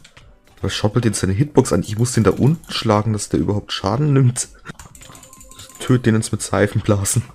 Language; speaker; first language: German; native; German